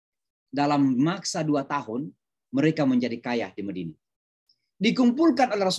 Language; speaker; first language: Indonesian; native; Indonesian